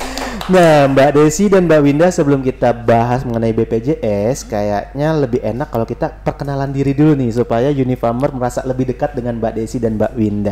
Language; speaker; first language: Indonesian; native; Indonesian